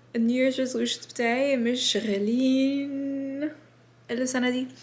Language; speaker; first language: Arabic; non-native, learner; English